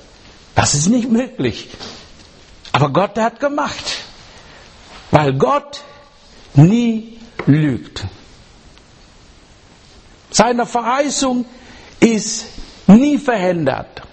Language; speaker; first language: German; non-native, learner; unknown